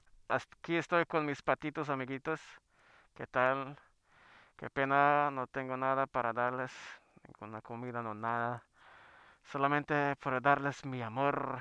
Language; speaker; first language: Spanish; non-native, fluent; Swedish